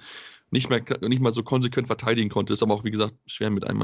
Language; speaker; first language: German; native; German